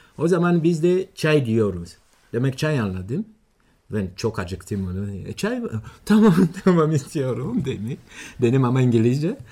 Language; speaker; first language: Turkish; non-native, learner; Swahili